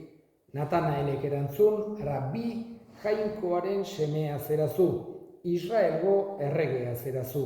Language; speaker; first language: Basque; native; Basque